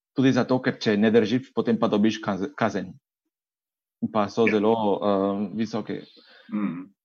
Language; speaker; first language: Slovenian; non-native, fluent; Spanish